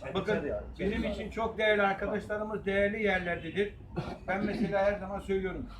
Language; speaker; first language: Turkish; native; Turkish